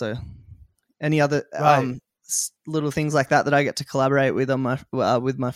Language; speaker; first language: English; native; English